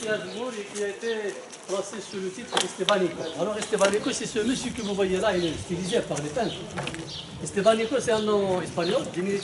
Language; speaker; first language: French; non-native, local second language; Arabic